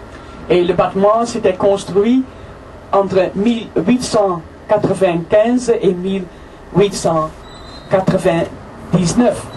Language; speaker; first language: French; non-native, fluent; Dutch